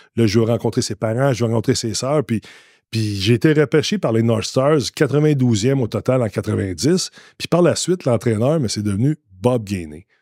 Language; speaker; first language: French; native; French